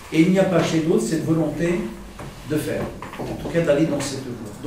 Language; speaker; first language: French; native; French